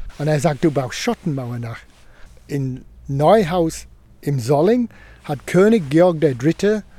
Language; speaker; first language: German; non-native, fluent; English